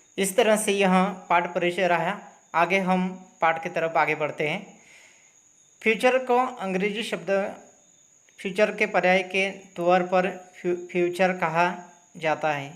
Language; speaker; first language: Hindi; non-native, local second language; Marathi